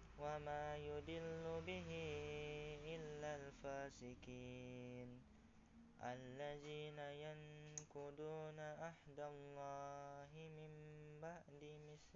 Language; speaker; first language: Arabic; non-native, learner; Indonesian